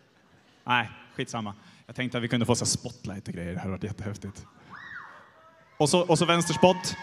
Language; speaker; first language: Swedish; native; Swedish